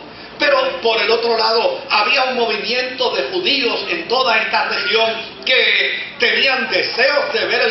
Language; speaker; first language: Spanish; native; Spanish